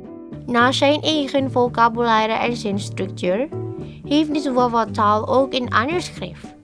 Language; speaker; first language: Dutch; non-native, learner; Indonesian